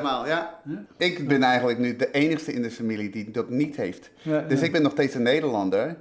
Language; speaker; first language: Dutch; early bilingual, heritage; Dutch